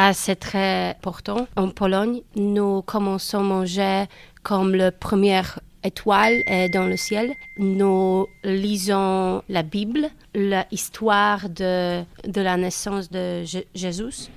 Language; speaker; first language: French; non-native, learner; Polish